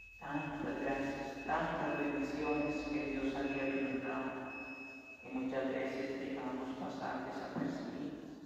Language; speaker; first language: Spanish; native; Spanish